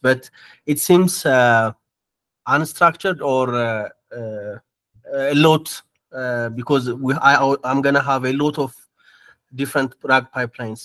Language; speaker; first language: English; non-native, learner; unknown